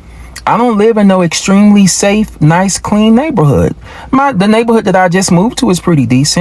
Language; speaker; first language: English; native; English